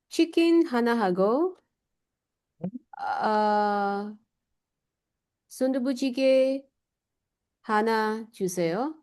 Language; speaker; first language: Korean; non-native, learner; Indonesian